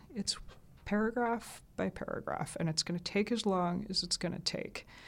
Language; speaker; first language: English; native; English